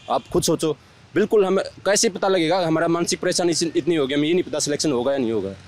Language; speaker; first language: Hindi; native; Hindi